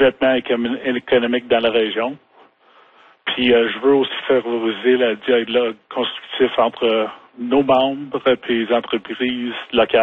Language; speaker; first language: French; native; French